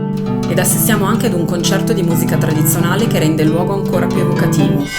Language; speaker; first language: Italian; native; Italian